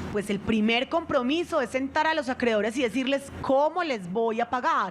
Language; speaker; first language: Spanish; native; Spanish